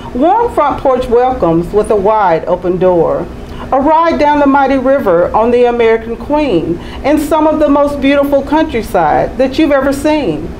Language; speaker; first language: English; native; English